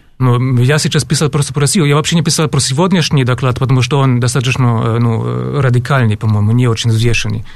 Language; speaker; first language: Russian; non-native, fluent; German